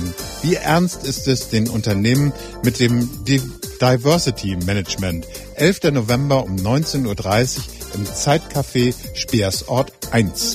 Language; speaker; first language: German; native; German